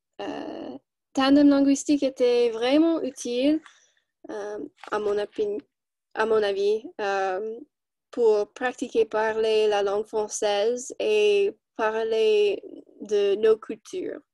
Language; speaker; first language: French; non-native, learner; English